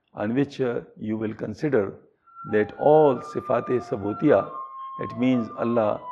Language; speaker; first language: English; non-native, local second language; Pashto